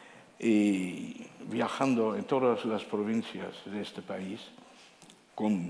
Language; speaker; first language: Spanish; non-native, fluent; Dutch